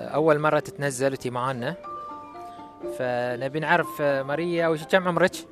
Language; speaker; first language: Arabic; native; Arabic